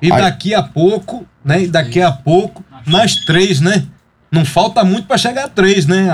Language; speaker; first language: Portuguese; native; Portuguese